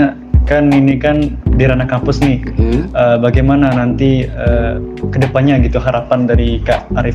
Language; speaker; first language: Indonesian; native; Indonesian